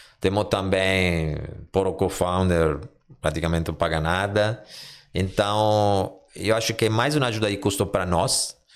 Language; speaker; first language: Portuguese; non-native, fluent; Italian